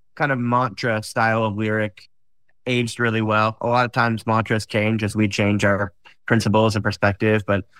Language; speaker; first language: English; native; English